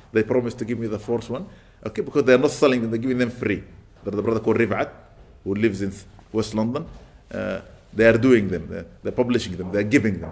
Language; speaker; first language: English; non-native, fluent; Arabic